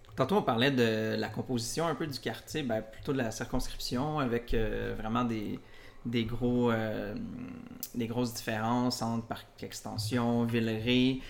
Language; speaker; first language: French; native; French